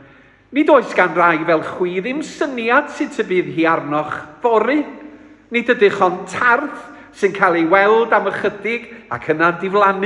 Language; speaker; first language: Welsh; native; Welsh